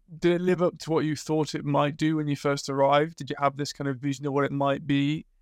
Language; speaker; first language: English; native; English